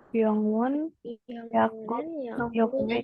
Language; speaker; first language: Korean; non-native, learner; Indonesian